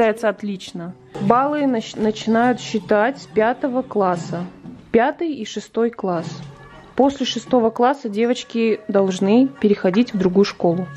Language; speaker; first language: Russian; native; Russian